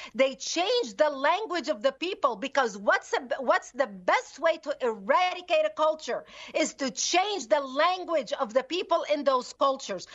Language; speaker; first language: English; non-native, fluent; Arabic